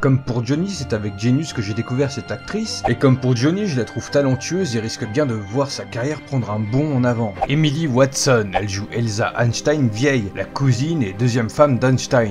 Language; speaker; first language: French; native; French